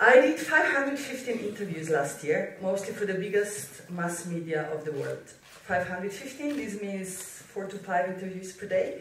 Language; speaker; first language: English; non-native, fluent; Slovenian